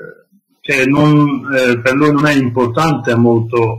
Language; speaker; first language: Italian; non-native, learner; Kurdish